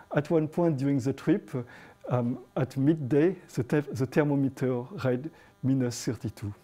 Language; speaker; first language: English; non-native, fluent; French